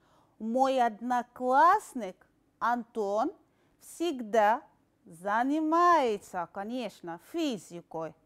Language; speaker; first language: Russian; non-native, fluent; Arabic